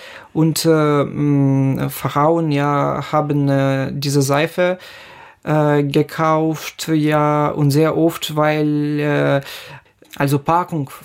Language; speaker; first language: German; non-native, fluent; Ukrainian